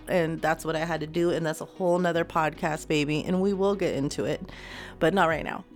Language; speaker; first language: English; native; English